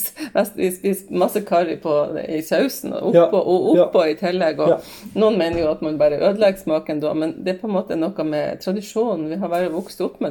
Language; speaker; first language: Norwegian; native; Norwegian